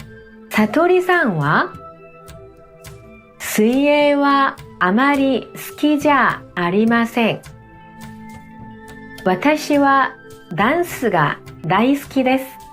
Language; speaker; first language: Japanese; non-native, fluent; Korean